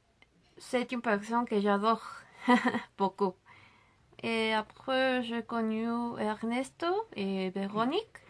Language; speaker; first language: French; non-native, learner; Spanish